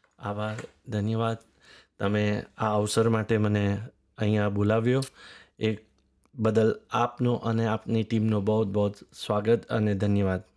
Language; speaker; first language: Gujarati; native; Gujarati